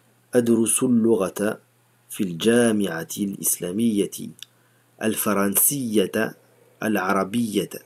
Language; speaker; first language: Arabic; non-native, fluent; French